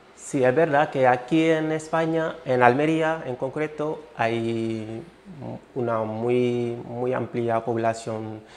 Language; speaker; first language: Spanish; non-native, fluent; Wolof